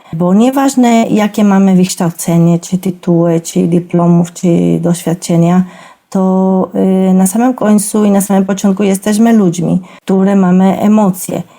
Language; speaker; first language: Polish; non-native, fluent; Spanish